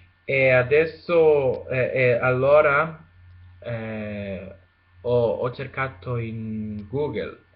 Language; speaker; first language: Italian; non-native, learner; Spanish